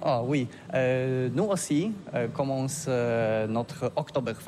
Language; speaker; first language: French; non-native, learner; Polish